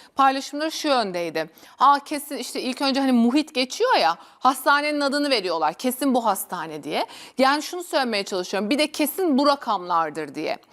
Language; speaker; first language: Turkish; native; Turkish